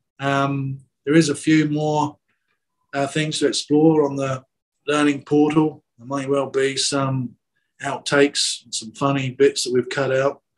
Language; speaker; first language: English; native; English